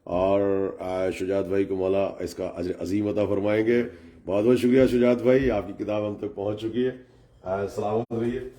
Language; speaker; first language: Urdu; native; Urdu